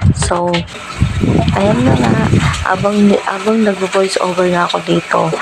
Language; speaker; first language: Filipino; non-native, local second language; Pampanga